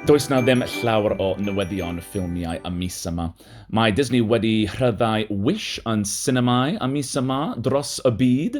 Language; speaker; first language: Welsh; non-native, learner; English